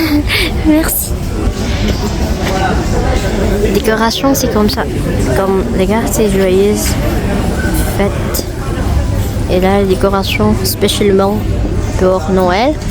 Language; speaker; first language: French; non-native, learner; Indonesian